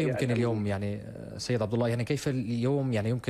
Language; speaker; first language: Arabic; native; Arabic